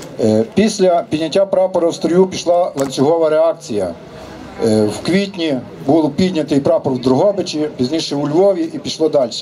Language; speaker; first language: Ukrainian; native; Ukrainian